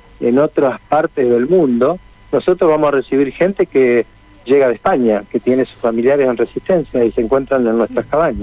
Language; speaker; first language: Spanish; native; Spanish